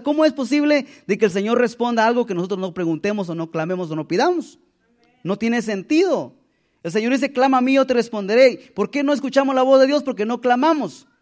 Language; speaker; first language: Spanish; native; Spanish